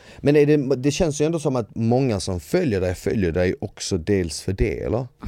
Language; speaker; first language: Swedish; native; Swedish